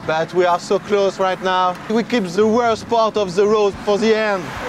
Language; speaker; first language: English; non-native, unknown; French